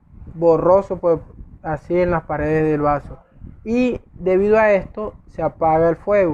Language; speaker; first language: Spanish; native; Spanish